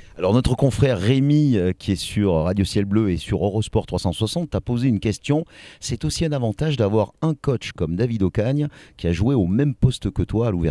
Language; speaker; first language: French; native; French